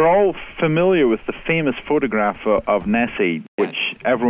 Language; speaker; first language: English; native; English